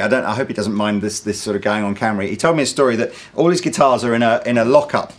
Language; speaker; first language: English; native; English